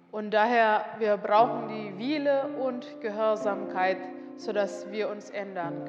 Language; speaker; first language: German; non-native, learner; Indonesian